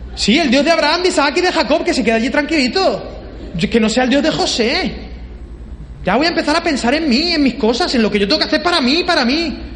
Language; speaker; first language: Spanish; native; Spanish